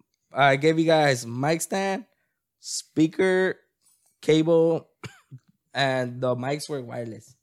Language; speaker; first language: English; early bilingual, other home language; Spanish